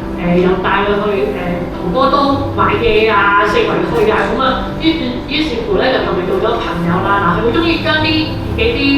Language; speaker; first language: Cantonese; native; Cantonese